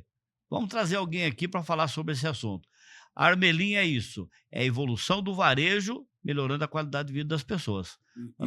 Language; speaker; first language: Portuguese; native; Portuguese